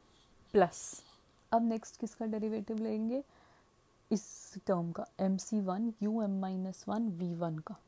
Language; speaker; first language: Hindi; native; Hindi